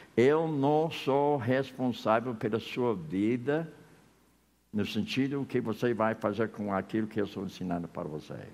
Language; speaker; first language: Portuguese; non-native, fluent; English